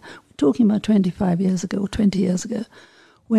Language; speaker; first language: English; native; English